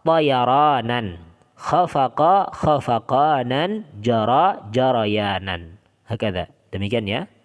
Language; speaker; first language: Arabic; non-native, fluent; Indonesian